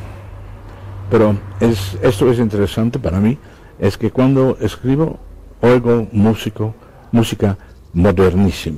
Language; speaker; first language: Spanish; non-native, fluent; Dutch